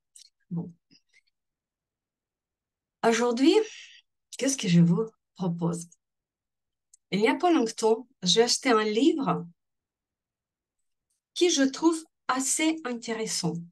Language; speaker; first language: French; non-native, fluent; Russian